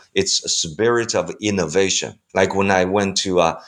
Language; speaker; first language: English; non-native, fluent; Chinese